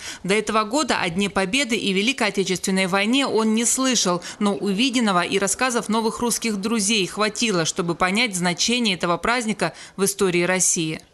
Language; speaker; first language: Russian; native; Russian